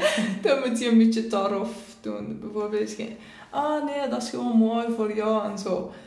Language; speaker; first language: Dutch; non-native, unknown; Persian